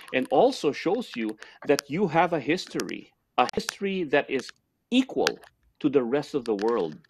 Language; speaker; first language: English; native; English